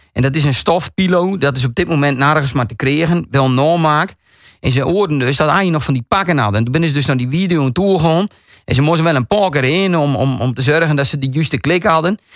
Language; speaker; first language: Dutch; native; Dutch